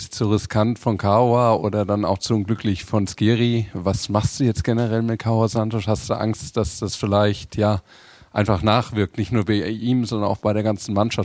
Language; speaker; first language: German; native; German